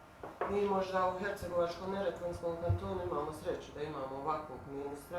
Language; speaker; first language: Bosnian; native; Bosnian